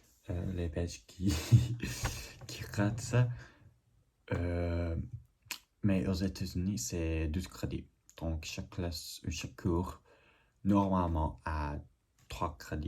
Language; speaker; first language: French; non-native, learner; English